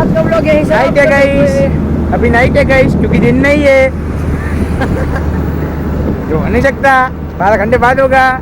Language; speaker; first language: Hindi; non-native, local second language; Gujarati